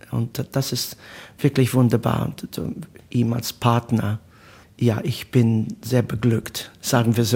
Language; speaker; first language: German; non-native, learner; Italian